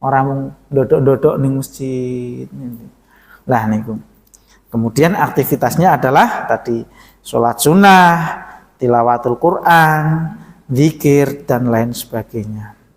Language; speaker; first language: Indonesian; non-native, local second language; Javanese